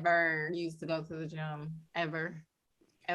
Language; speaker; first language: English; native; English